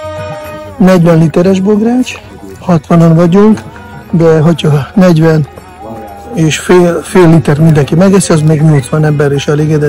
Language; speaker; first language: Hungarian; non-native, fluent; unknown